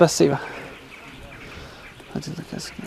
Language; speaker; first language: Russian; non-native, learner; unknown